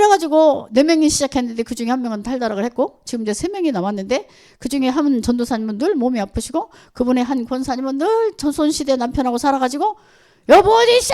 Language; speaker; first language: Korean; native; Korean